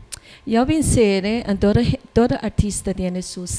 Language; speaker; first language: Spanish; non-native, learner; Chinese